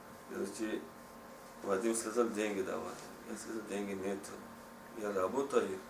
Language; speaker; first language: Russian; non-native, learner; Tajik